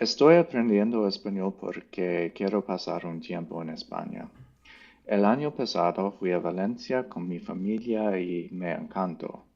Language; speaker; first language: Spanish; non-native, learner; English